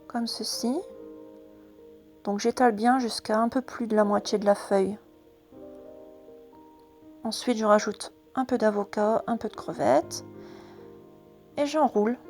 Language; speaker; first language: French; native; French